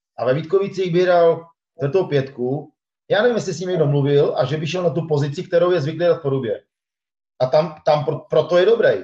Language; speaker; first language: Czech; native; Czech